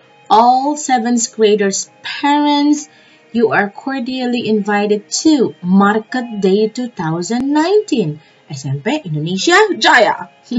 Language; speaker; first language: English; non-native, fluent; Indonesian